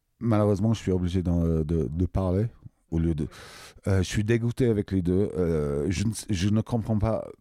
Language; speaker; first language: French; non-native, fluent; English